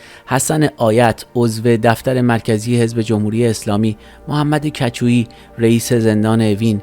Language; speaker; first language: Persian; native; Persian